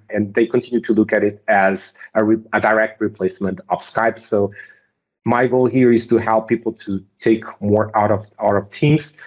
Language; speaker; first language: English; non-native, fluent; Portuguese